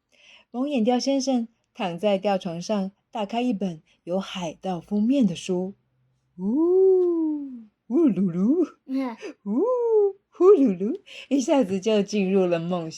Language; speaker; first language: Chinese; native; Chinese